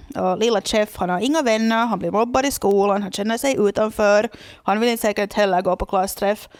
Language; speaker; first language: Swedish; native; Swedish